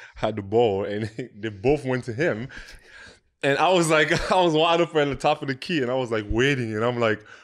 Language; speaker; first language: English; non-native, local second language; French